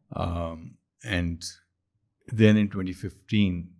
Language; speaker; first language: English; non-native, local second language; Urdu